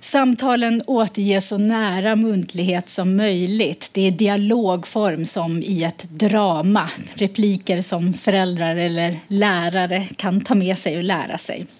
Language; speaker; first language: Swedish; native; Swedish